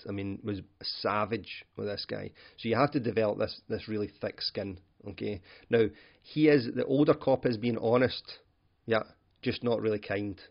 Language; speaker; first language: English; native; English